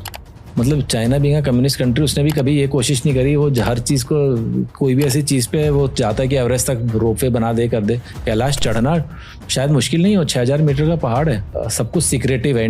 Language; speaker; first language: Hindi; native; Hindi